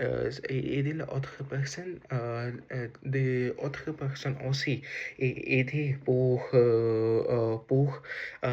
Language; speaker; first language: French; non-native, learner; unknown